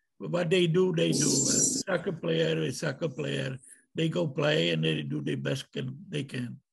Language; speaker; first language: English; non-native, learner; Czech